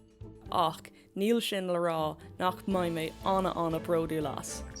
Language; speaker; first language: Irish; non-native, local second language; English